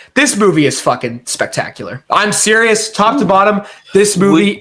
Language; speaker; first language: English; native; English